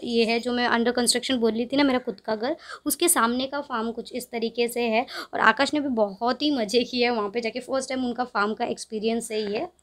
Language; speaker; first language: Hindi; non-native, local second language; Tamil